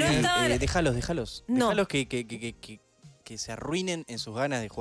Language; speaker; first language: Spanish; native; Spanish